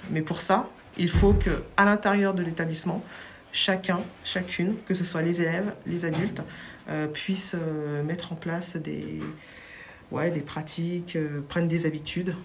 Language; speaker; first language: French; native; French